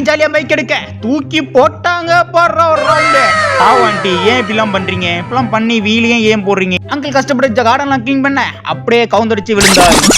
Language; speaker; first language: Tamil; native; Tamil